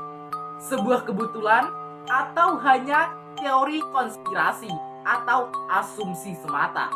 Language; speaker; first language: Indonesian; native; Indonesian